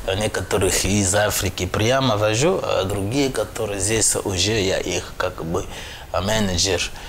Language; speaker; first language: Russian; non-native, fluent; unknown